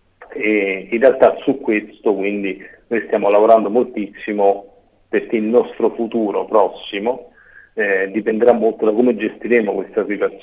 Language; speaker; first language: Italian; native; Italian